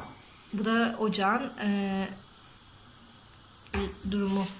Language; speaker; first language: Turkish; native; Turkish